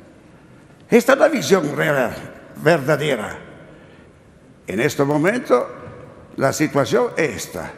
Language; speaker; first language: Spanish; non-native, learner; Italian